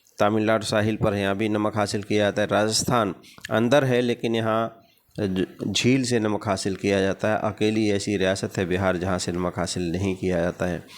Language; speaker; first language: Urdu; native; Urdu